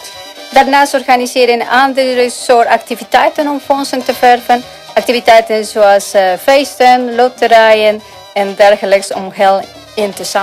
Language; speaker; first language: Dutch; non-native, fluent; Spanish